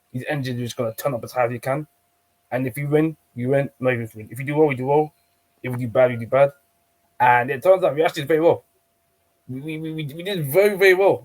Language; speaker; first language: English; native; English